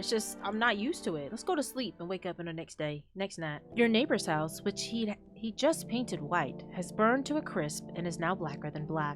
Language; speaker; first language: English; native; English